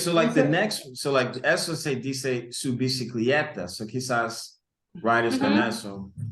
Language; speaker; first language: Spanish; non-native, learner; English